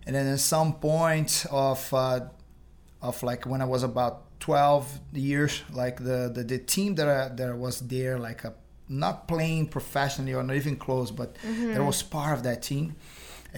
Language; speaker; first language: English; non-native, fluent; Portuguese